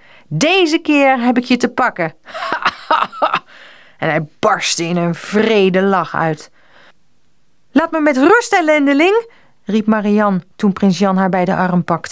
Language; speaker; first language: Dutch; native; Dutch